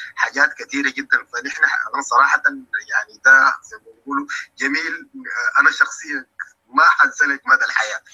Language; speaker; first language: Arabic; native; Arabic